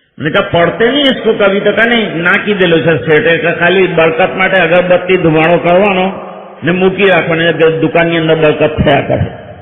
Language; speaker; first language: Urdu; non-native, local second language; Gujarati